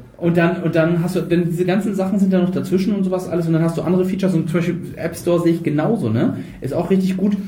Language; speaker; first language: German; native; German